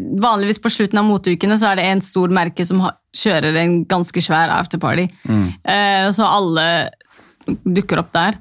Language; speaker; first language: Norwegian; non-native, local second language; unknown